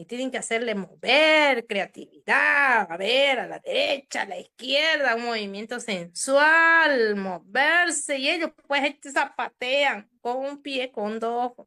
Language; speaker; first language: Spanish; native; Spanish